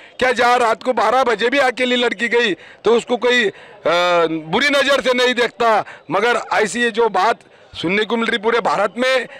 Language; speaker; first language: Hindi; non-native, local second language; Marathi